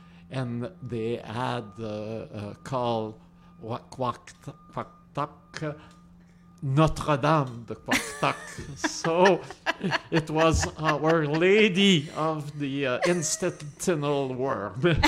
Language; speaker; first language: English; non-native, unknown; French